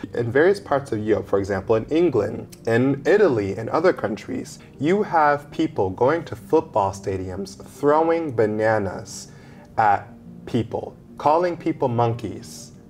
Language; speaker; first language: English; native; English